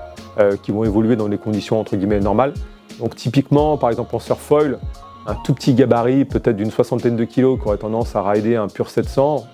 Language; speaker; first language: French; native; French